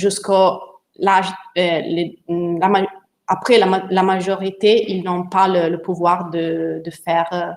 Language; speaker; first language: French; non-native, learner; Italian